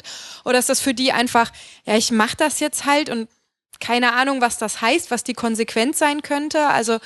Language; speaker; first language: German; native; German